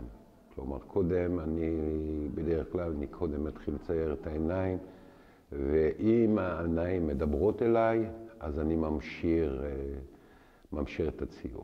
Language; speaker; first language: Hebrew; non-native, fluent; French